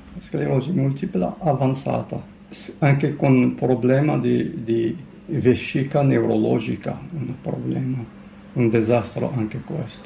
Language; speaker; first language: Italian; non-native, learner; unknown